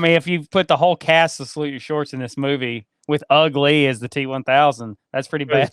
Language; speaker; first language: English; native; English